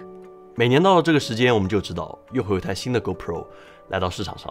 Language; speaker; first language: Chinese; native; Chinese